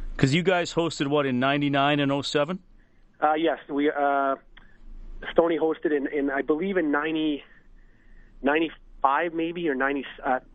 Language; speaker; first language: English; native; English